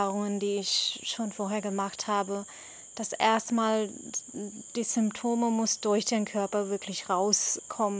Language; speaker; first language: German; non-native, fluent; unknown